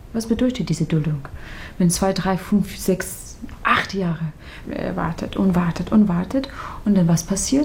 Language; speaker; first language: German; non-native, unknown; Persian